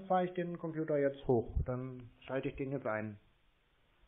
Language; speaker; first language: German; native; German